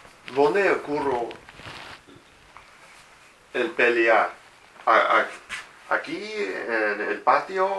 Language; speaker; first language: Spanish; non-native, learner; English